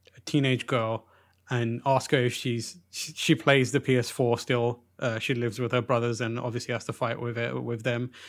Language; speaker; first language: English; early bilingual, other home language; Urdu